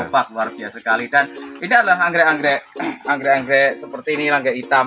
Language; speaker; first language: Indonesian; native; Indonesian